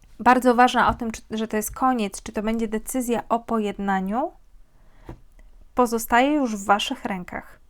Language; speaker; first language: Polish; native; Polish